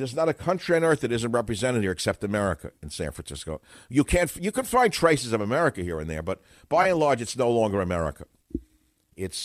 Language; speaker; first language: English; native; English